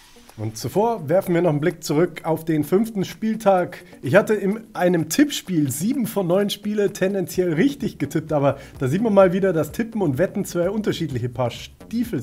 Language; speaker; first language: German; native; German